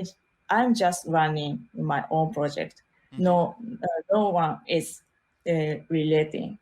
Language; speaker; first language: English; non-native, learner; Japanese